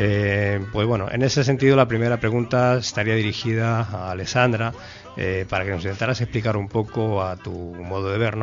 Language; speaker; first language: Spanish; native; Spanish